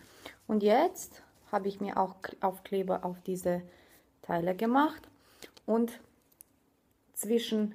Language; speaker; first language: German; non-native, fluent; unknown